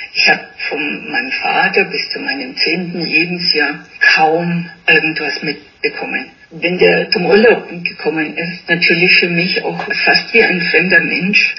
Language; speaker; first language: German; early bilingual, other home language; Italian